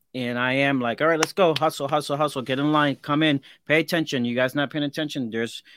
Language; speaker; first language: English; native; English